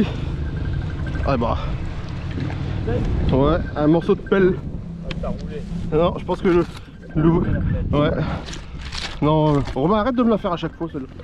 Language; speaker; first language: French; native; French